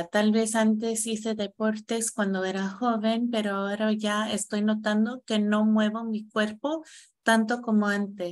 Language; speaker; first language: Spanish; non-native, fluent; English